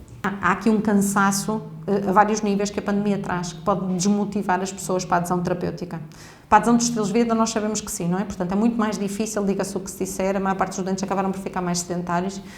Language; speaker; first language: Portuguese; native; Portuguese